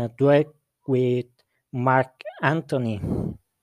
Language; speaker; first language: English; non-native, learner; Spanish